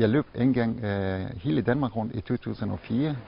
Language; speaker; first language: Danish; non-native, fluent; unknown